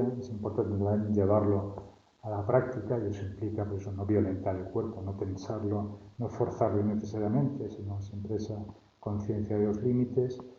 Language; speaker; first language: Spanish; native; Spanish